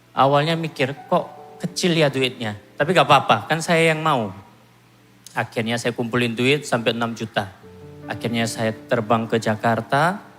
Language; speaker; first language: Indonesian; non-native, fluent; Korean